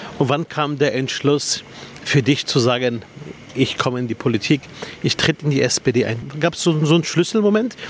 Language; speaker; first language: German; early bilingual, other home language; Arabic